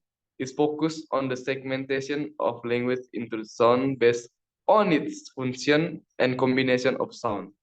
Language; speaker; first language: English; non-native, learner; Indonesian